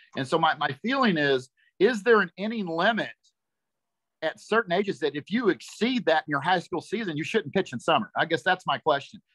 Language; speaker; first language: English; native; English